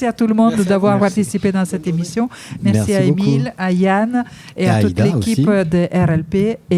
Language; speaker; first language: French; native; French